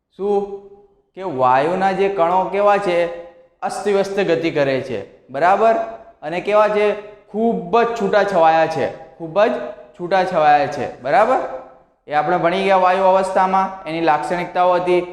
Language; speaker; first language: Gujarati; native; Gujarati